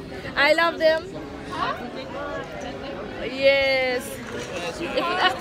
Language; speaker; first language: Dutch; non-native, learner; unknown